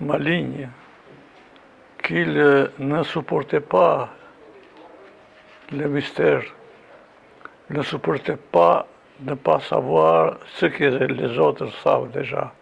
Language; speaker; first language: French; non-native, fluent; Albanian